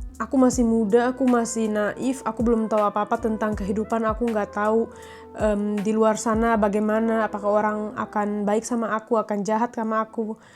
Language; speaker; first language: Indonesian; native; Indonesian